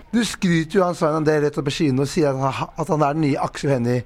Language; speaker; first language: Norwegian; native; Norwegian